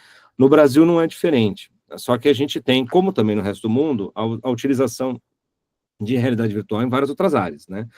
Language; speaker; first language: Portuguese; native; Portuguese